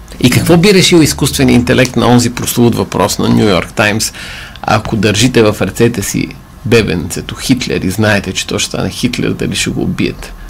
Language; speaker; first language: Bulgarian; native; Bulgarian